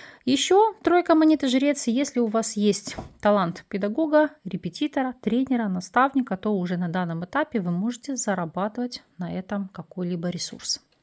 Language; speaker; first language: Russian; native; Russian